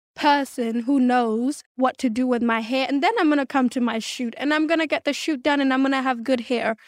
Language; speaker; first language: English; early bilingual, other home language; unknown